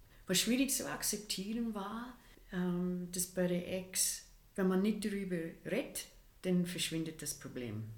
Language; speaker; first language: German; non-native, fluent; English